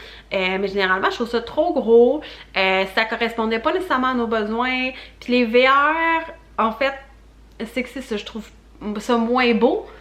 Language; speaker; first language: French; native; French